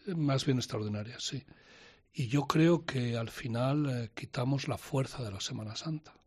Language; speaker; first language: Spanish; native; Spanish